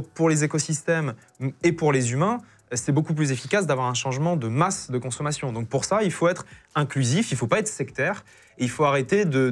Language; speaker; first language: French; native; French